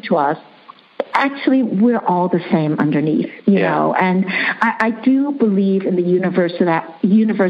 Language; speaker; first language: English; early bilingual, other home language; Chinese